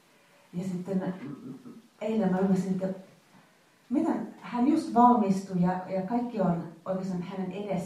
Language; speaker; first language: Finnish; non-native, fluent; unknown